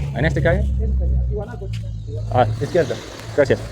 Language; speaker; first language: Spanish; non-native, learner; English